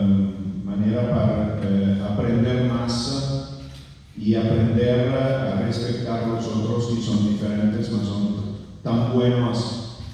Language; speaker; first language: Spanish; non-native, fluent; Italian